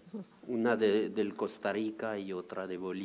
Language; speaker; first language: Spanish; non-native, fluent; French